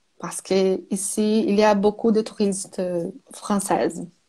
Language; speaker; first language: French; non-native, learner; Portuguese